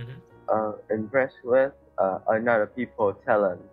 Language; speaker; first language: English; non-native, learner; Vietnamese